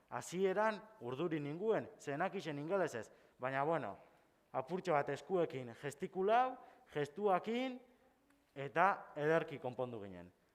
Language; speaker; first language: Basque; native; Basque